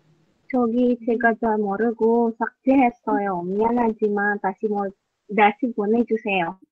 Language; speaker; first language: Korean; non-native, learner; Indonesian